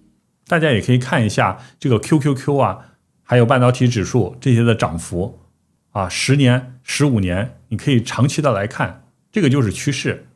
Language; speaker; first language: Chinese; native; Chinese